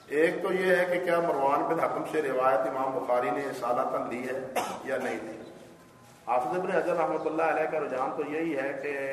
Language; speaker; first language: Urdu; native; Urdu